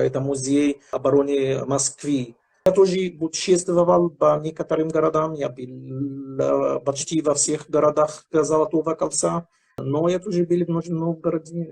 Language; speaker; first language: Russian; non-native, fluent; Arabic